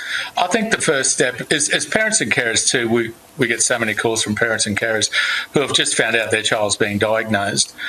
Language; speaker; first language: English; native; English